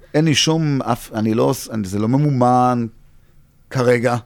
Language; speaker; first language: Hebrew; early bilingual, heritage; Hebrew